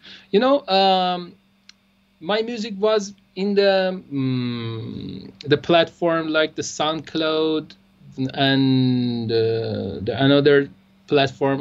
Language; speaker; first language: English; non-native, learner; Persian